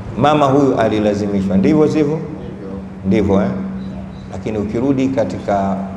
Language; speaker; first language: Swahili; native; Swahili